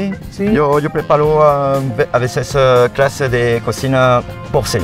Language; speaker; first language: Spanish; non-native, learner; French